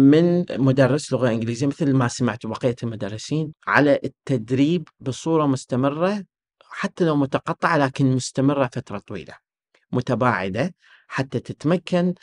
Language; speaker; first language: Arabic; native; Arabic